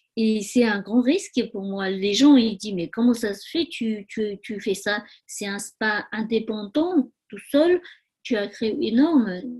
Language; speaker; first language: French; non-native, learner; Tibetan